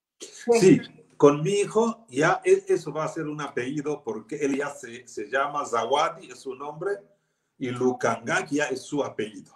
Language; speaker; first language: Spanish; non-native, fluent; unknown